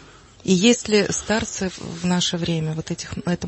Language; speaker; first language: Russian; native; Russian